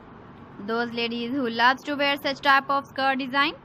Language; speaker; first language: English; non-native, local second language; Urdu